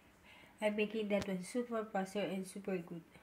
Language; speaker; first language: English; non-native, local second language; Filipino